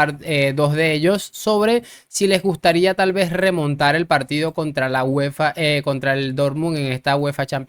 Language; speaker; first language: Spanish; native; Spanish